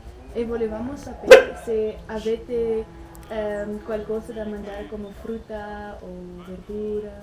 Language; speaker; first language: Italian; non-native, learner; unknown